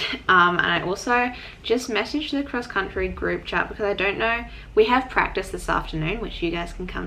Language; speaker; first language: English; native; English